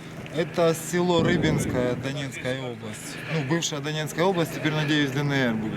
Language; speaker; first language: Russian; native; Russian